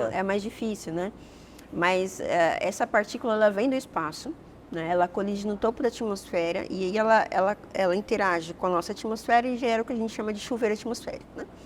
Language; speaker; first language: Portuguese; native; Portuguese